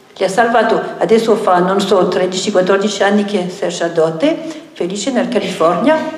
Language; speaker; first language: Italian; non-native, fluent; French